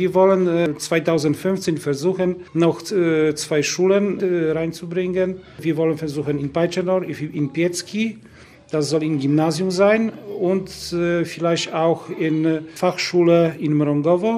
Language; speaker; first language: German; non-native, local second language; Polish